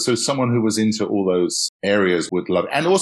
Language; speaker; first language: English; native; English